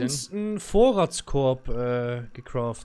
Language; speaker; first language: German; native; German